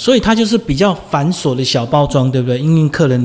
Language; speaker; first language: Chinese; native; Chinese